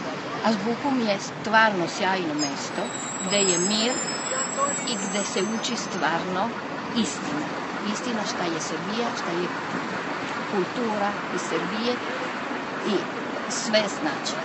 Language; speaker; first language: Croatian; non-native, learner; Italian